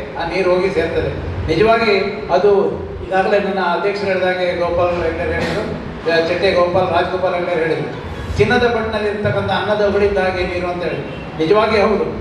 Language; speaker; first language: Kannada; native; Kannada